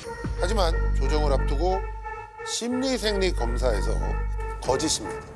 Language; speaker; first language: Korean; native; Korean